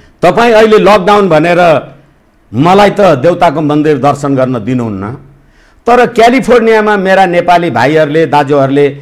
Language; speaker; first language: Nepali; native; Nepali